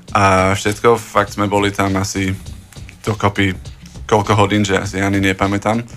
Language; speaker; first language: Slovak; non-native, fluent; English